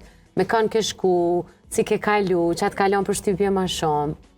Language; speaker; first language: Albanian; native; Albanian